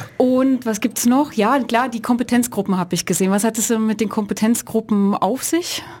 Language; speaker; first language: German; native; German